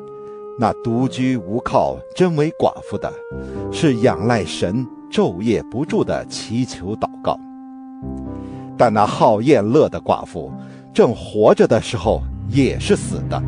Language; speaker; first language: Chinese; native; Chinese